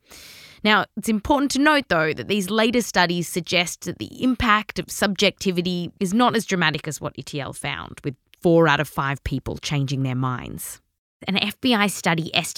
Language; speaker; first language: English; native; English